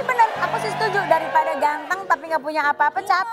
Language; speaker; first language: Indonesian; native; Indonesian